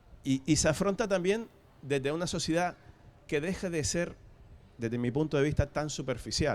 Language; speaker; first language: Spanish; native; Spanish